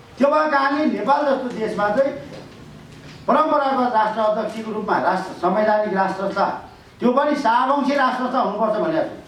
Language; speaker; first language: Nepali; native; Nepali